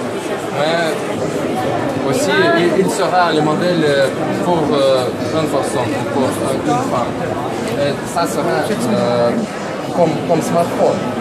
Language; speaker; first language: French; non-native, learner; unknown